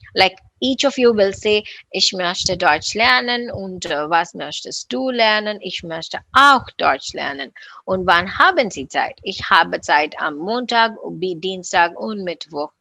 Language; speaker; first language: German; non-native, learner; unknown